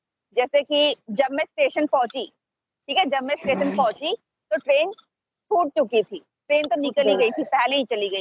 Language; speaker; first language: Hindi; native; Hindi